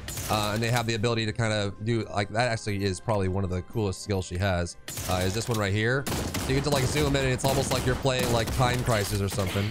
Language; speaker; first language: English; native; English